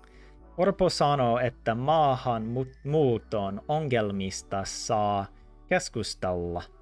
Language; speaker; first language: Finnish; non-native, learner; English